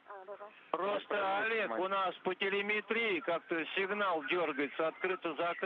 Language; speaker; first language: Russian; native; Russian